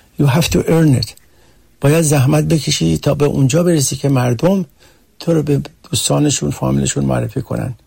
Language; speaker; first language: Persian; early bilingual, heritage; Persian